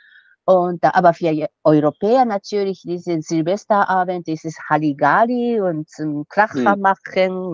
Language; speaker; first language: German; non-native, fluent; Japanese